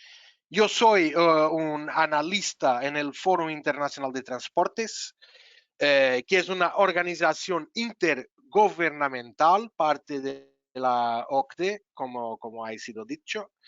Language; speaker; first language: Spanish; non-native, fluent; Portuguese